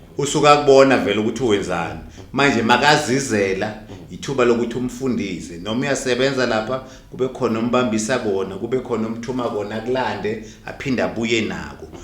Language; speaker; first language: Zulu; native; Zulu